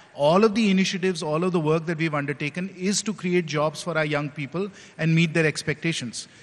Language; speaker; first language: English; non-native, local second language; Hindi